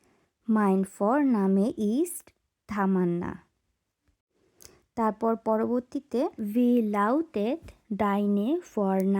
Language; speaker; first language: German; non-native, learner; Bangla